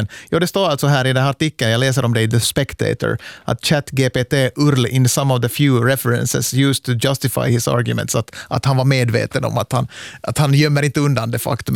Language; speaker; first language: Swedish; native; Swedish